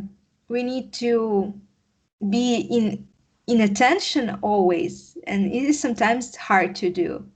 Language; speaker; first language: English; non-native, learner; Russian